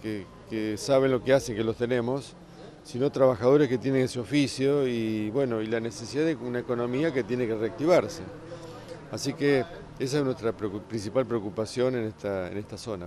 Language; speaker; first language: Spanish; native; Spanish